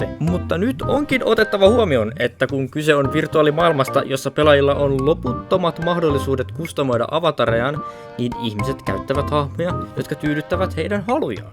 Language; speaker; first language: Finnish; native; Finnish